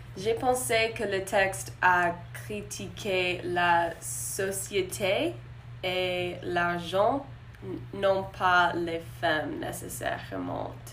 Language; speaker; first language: French; non-native, learner; English